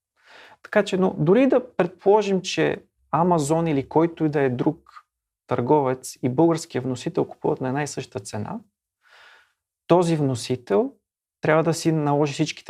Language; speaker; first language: Bulgarian; native; Bulgarian